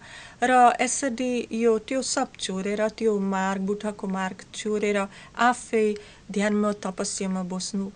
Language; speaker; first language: Nepali; non-native, learner; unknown